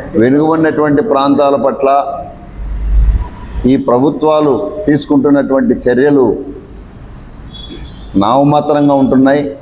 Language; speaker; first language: Telugu; native; Telugu